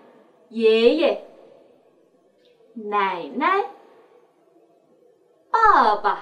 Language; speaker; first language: Chinese; non-native, fluent; Vietnamese